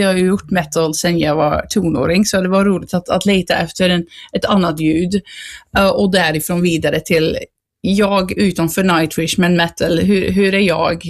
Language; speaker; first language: Swedish; non-native, fluent; Dutch